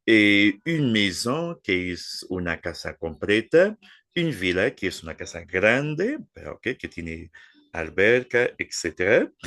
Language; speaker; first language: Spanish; non-native, fluent; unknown